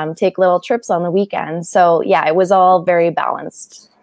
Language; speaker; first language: English; native; English